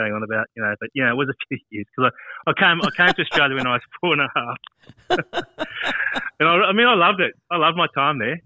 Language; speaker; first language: English; native; English